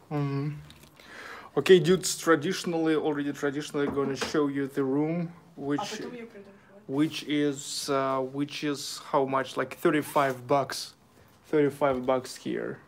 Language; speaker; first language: English; non-native, fluent; Russian